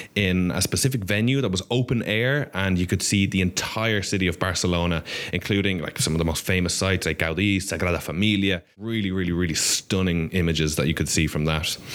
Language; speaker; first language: English; native; English